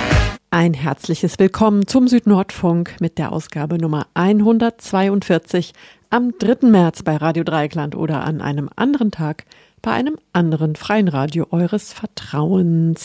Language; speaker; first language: German; native; German